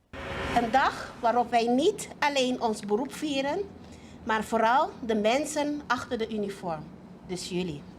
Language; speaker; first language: Dutch; non-native, local second language; Papiamento